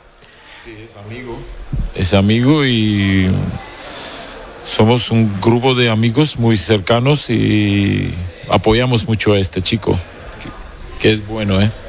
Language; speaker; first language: Spanish; non-native, learner; Georgian